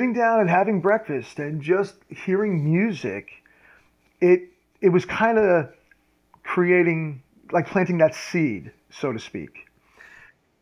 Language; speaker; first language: English; native; English